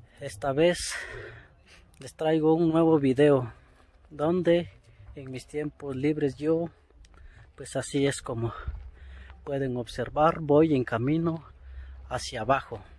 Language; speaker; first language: Spanish; native; Spanish